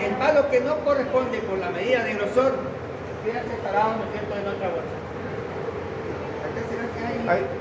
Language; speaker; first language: Spanish; native; Spanish